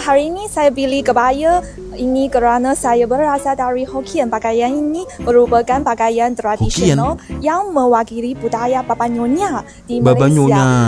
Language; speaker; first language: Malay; non-native, fluent; Chinese